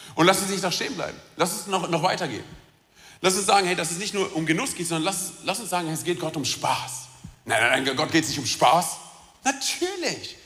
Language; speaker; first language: German; early bilingual, other home language; Romanian